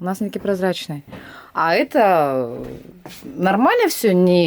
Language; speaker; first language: Russian; native; Russian